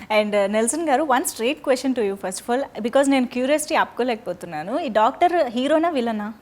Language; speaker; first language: Telugu; native; Telugu